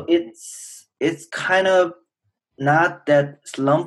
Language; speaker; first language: English; non-native, fluent; Korean